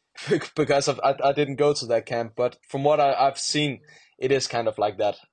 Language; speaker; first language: English; non-native, fluent; Danish